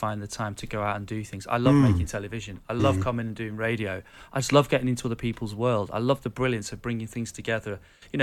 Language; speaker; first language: English; native; English